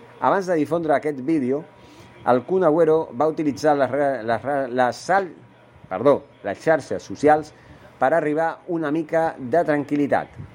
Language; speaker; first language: Catalan; non-native, local second language; Spanish